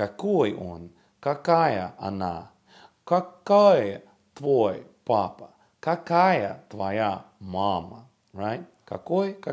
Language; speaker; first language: Russian; non-native, fluent; English